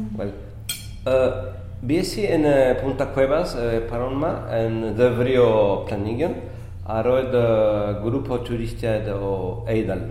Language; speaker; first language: Welsh; non-native, local second language; Spanish